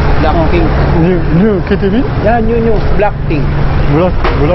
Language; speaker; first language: English; non-native, learner; Japanese